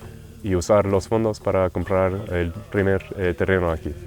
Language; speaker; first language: Spanish; non-native, fluent; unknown